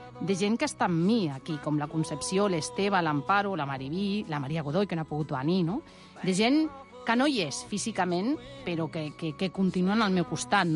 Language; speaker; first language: Catalan; non-native, local second language; Spanish